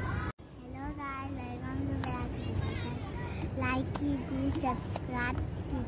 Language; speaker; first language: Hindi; early bilingual, heritage; Hindi